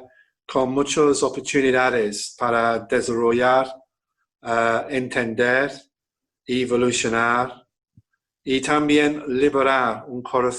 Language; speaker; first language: Spanish; non-native, fluent; English